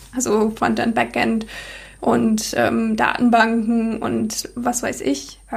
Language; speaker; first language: German; non-native, fluent; English